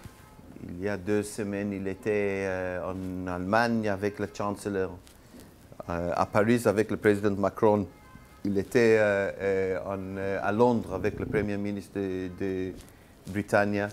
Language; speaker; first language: French; non-native, learner; Hebrew